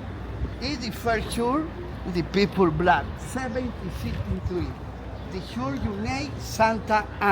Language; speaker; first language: English; non-native, learner; Spanish